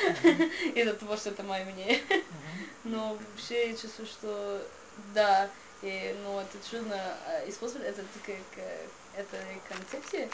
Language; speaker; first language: Russian; non-native, learner; English